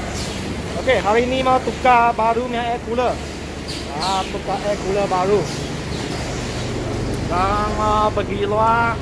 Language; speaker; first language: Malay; non-native, local second language; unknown